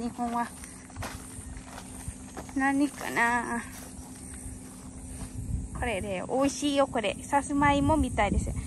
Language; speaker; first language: Japanese; non-native, learner; Lao